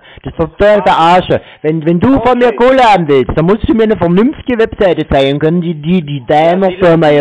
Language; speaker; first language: German; native; German